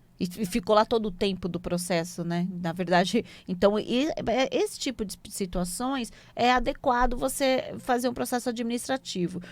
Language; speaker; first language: Portuguese; native; Portuguese